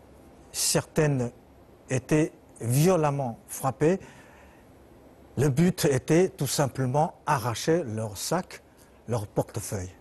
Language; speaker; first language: French; non-native, fluent; Chinese